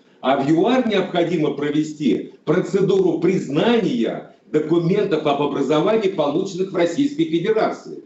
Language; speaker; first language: Russian; native; Russian